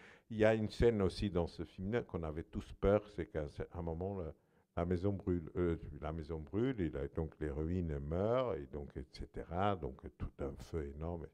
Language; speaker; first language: French; non-native, fluent; Portuguese